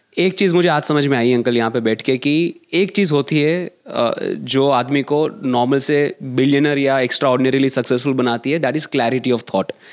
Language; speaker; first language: Hindi; non-native, local second language; Gujarati